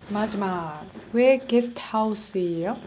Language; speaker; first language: Korean; non-native, learner; Russian